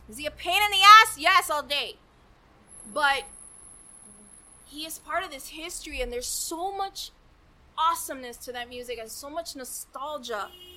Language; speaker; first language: English; early bilingual, other home language; Spanish